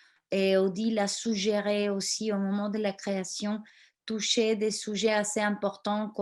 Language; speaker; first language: French; non-native, fluent; Spanish